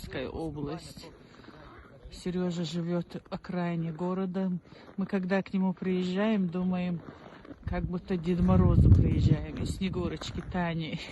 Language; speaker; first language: Russian; non-native, local second language; Chechen